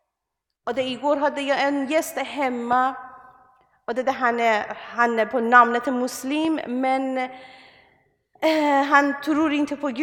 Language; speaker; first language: Swedish; non-native, learner; Persian